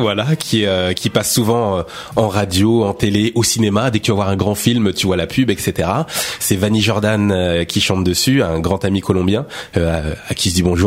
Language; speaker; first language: French; native; French